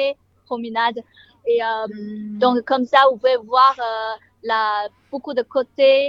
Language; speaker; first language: French; non-native, learner; Chinese